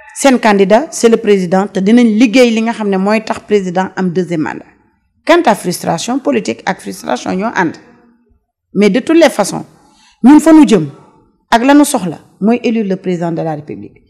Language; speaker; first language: Wolof; native; Wolof